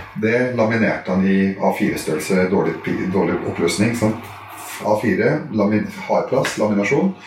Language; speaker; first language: Norwegian; early bilingual, other home language; Arabic